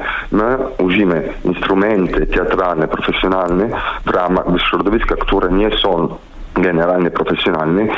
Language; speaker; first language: Polish; non-native, learner; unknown